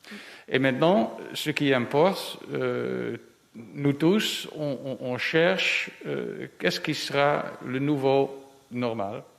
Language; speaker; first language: French; non-native, fluent; Dutch